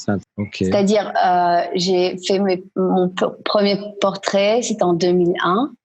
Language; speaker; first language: French; non-native, fluent; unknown